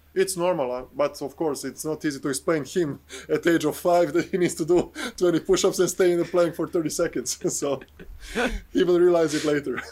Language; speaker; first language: English; non-native, fluent; Bosnian